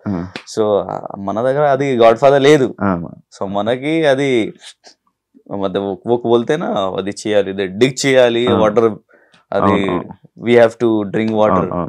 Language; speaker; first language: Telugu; non-native, learner; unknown